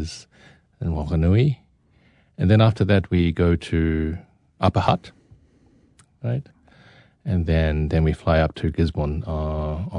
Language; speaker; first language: English; native; English